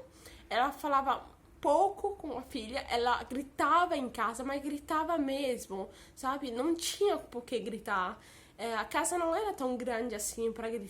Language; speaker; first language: Portuguese; early bilingual, heritage; Portuguese